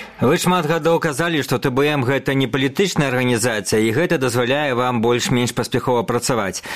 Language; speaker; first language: Belarusian; native; Belarusian